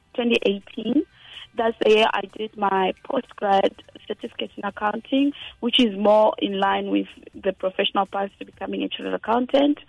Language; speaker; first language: English; non-native, local second language; Shona